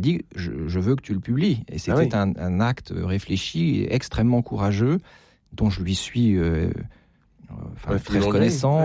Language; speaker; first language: French; native; French